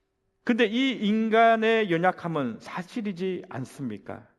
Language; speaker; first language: Korean; native; Korean